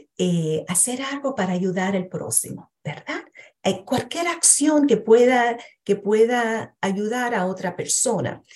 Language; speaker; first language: Spanish; early bilingual, heritage; Spanish